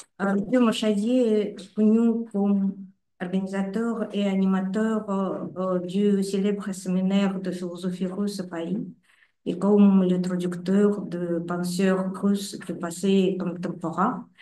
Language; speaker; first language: French; non-native, fluent; Russian